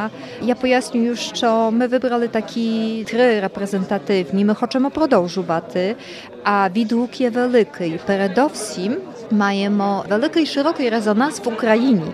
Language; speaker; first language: Polish; non-native, learner; Ukrainian